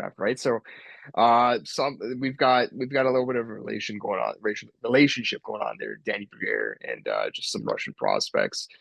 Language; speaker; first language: English; native; English